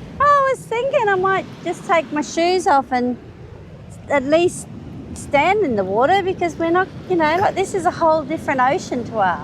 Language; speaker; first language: English; native; English